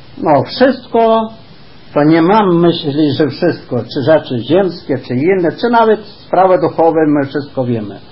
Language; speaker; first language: Polish; native; Polish